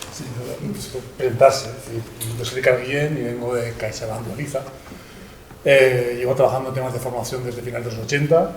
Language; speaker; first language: Spanish; native; Spanish